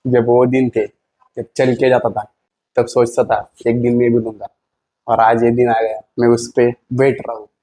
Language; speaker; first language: Hindi; non-native, local second language; Marathi